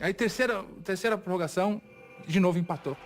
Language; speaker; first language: Portuguese; native; Portuguese